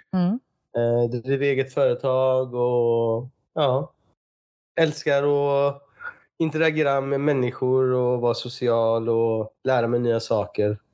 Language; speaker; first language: Swedish; early bilingual, other home language; Persian